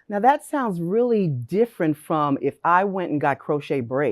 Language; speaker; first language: English; native; English